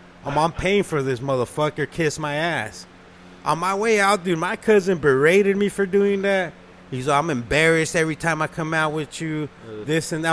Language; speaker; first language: English; early bilingual, other home language; Spanish